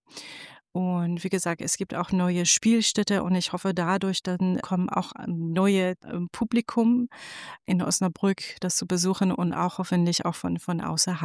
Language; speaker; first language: German; non-native, fluent; Persian